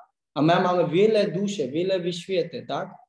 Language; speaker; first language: Polish; non-native, learner; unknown